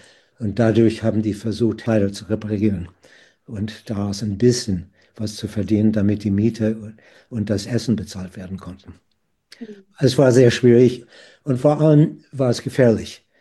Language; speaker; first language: German; non-native, fluent; English